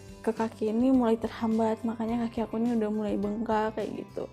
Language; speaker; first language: Indonesian; native; Indonesian